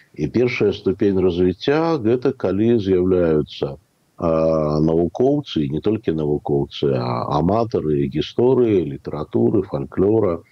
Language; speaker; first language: Belarusian; native; Belarusian